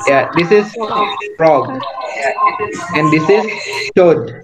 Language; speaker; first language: English; non-native, fluent; Indonesian